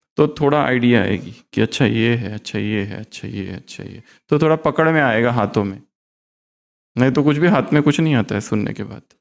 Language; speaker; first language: Hindi; native; Hindi